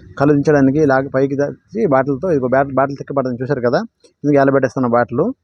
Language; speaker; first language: Telugu; non-native, local second language; Odia